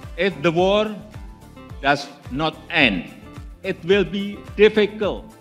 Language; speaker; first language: English; non-native, fluent; Javanese